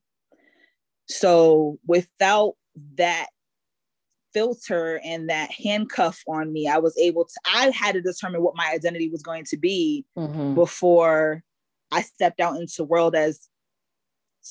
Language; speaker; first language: English; native; English